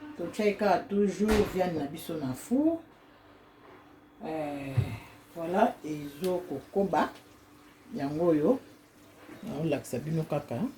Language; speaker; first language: Lingala; non-native, local second language; Kongo